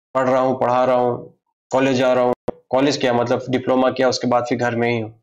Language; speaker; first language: Hindi; native; Hindi